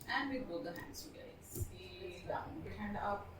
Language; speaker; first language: English; non-native, local second language; Marathi